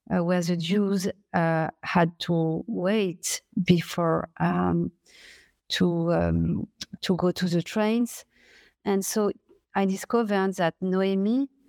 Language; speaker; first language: English; non-native, fluent; French